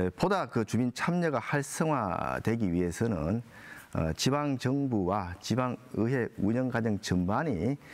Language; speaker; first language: Korean; native; Korean